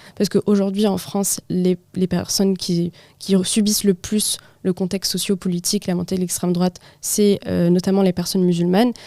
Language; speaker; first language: French; non-native, local second language; Arabic